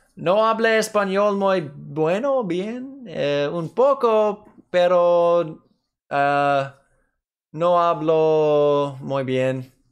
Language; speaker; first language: Spanish; non-native, learner; English